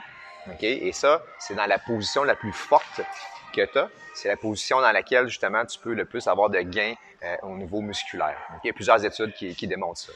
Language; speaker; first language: French; native; French